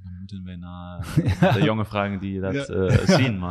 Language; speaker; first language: Dutch; non-native, learner; German